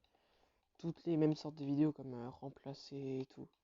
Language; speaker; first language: French; native; French